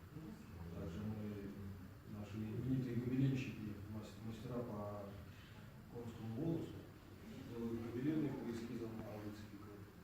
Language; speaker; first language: Russian; native; Russian